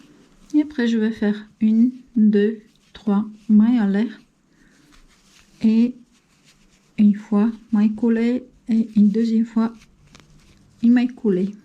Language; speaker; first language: French; non-native, fluent; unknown